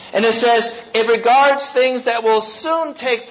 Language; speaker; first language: English; native; English